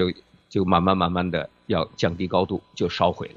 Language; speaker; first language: Chinese; native; Chinese